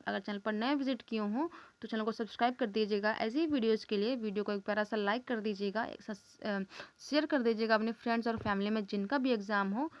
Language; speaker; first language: Hindi; native; Hindi